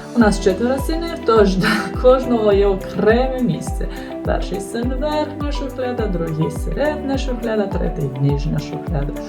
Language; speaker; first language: Ukrainian; non-native, fluent; Romanian